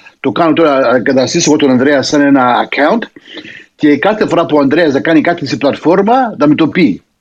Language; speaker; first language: Greek; early bilingual, heritage; Greek